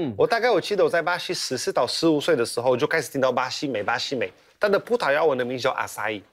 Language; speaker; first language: Chinese; non-native, fluent; Portuguese